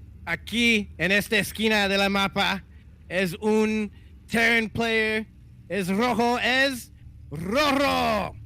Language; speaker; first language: Spanish; non-native, learner; English